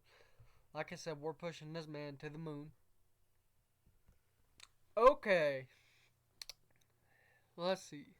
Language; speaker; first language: English; native; English